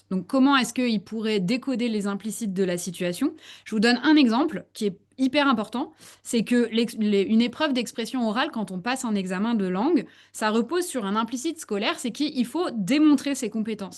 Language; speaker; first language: French; native; French